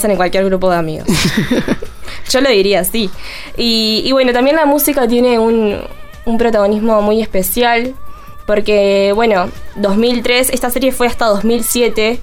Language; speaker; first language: Spanish; native; Spanish